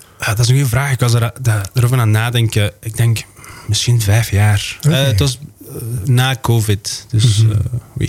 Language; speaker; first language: Dutch; non-native, local second language; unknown